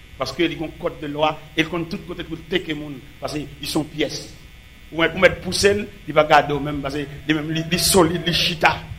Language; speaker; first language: French; non-native, local second language; Haitian Creole